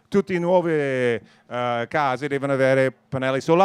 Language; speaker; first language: Italian; non-native, learner; English